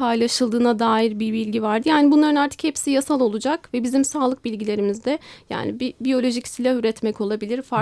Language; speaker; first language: Turkish; native; Turkish